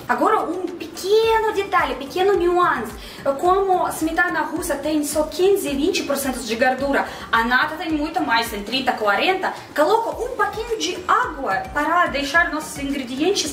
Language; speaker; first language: Portuguese; non-native, fluent; Russian